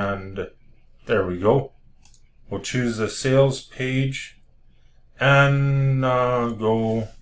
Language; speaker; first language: English; native; English